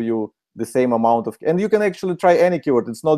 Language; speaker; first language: English; non-native, fluent; Ukrainian